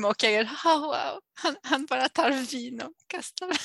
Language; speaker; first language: Swedish; non-native, fluent; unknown